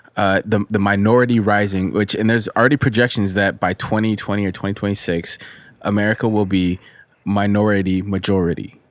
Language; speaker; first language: English; early bilingual, other home language; Spanish